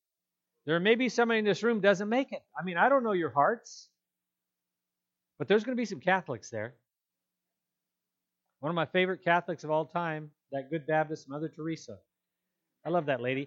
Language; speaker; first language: English; native; English